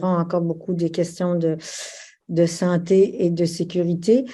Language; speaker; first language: French; native; French